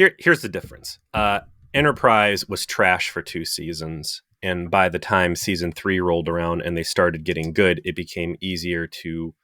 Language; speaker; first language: English; native; English